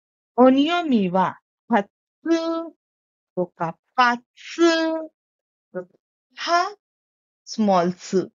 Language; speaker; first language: Japanese; non-native, learner; Marathi